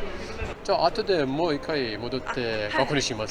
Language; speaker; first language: Japanese; non-native, fluent; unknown